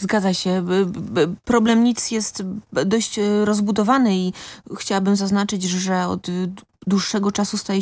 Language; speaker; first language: Polish; native; Polish